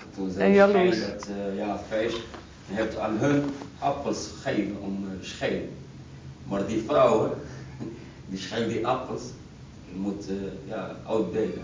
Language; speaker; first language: Dutch; non-native, learner; Arabic